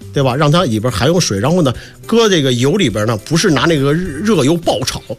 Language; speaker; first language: Chinese; native; Chinese